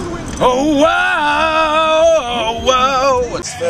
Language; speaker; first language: French; native; French